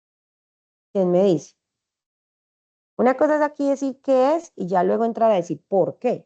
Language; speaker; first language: Spanish; native; Spanish